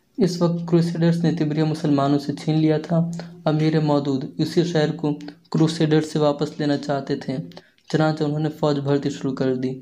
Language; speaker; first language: Urdu; native; Urdu